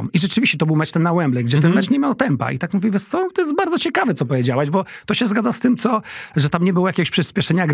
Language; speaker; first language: Polish; native; Polish